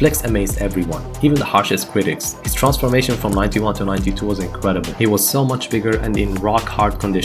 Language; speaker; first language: English; native; English